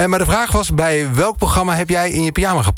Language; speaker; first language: Dutch; native; Dutch